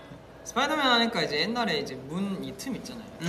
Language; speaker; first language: Korean; native; Korean